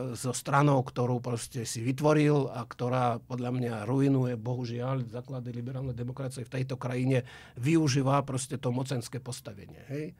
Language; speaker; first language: Slovak; non-native, fluent; Russian